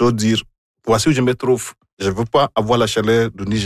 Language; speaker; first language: French; non-native, fluent; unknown